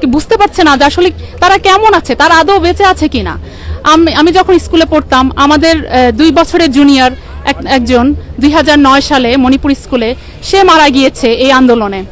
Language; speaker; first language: Bangla; native; Bangla